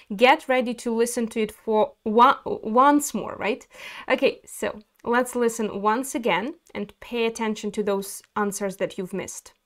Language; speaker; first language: English; non-native, fluent; Ukrainian